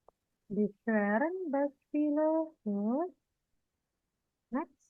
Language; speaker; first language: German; non-native, fluent; Indonesian